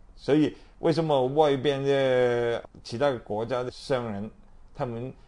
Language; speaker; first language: Chinese; non-native, local second language; Cantonese